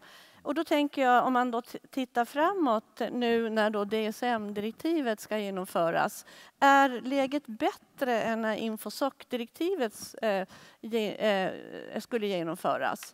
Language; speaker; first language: Swedish; native; Swedish